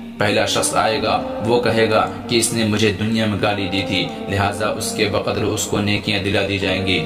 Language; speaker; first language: Urdu; native; Urdu